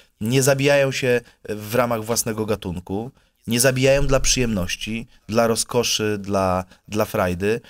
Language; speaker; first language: Polish; native; Polish